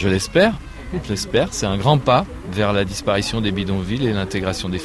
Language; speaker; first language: French; native; French